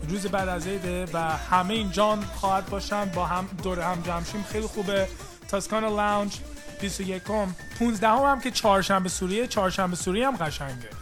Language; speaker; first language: Persian; early bilingual, heritage; Persian